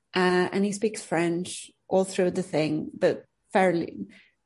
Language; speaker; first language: English; non-native, fluent; Swedish